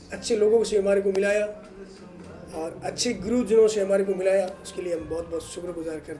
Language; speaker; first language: Hindi; non-native, local second language; Rajasthani